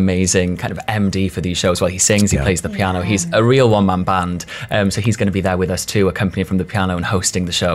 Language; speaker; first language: English; native; English